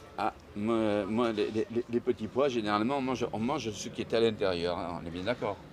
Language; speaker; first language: French; native; French